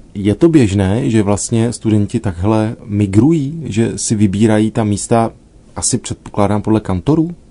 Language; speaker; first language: Czech; native; Czech